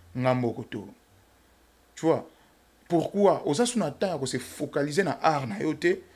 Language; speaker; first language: French; non-native, local second language; Lingala